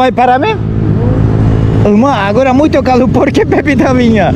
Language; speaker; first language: Portuguese; non-native, learner; Turkish